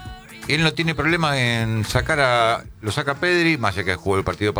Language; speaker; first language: Spanish; native; Spanish